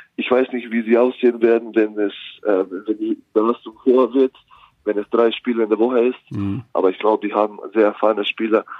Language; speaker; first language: German; non-native, fluent; Bosnian